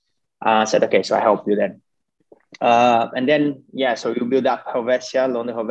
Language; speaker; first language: English; non-native, fluent; Portuguese